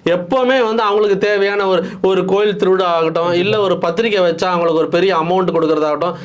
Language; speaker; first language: Tamil; native; Tamil